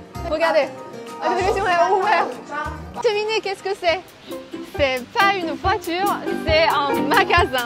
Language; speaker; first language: French; non-native, learner; Chinese